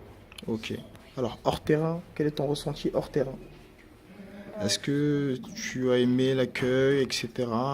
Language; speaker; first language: French; native; French